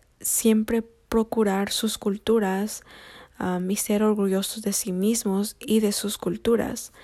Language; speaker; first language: Spanish; early bilingual, heritage; Spanish